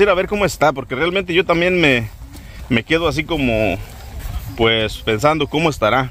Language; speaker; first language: Spanish; native; Spanish